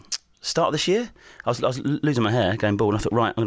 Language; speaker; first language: English; native; English